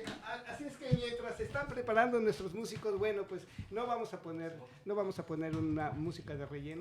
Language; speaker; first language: Spanish; native; Spanish